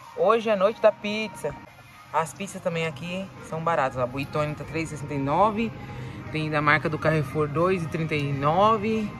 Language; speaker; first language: Portuguese; native; Portuguese